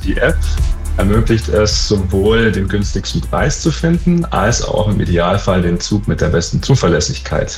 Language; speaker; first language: German; native; German